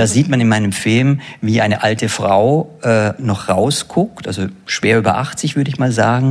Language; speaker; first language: German; native; German